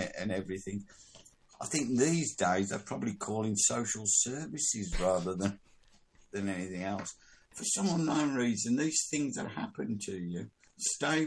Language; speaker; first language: English; native; English